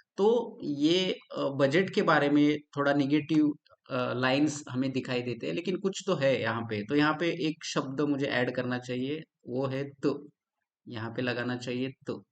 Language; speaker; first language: Hindi; non-native, local second language; Marathi